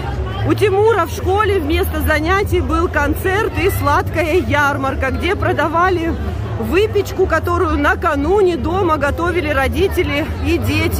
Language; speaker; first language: Russian; native; Russian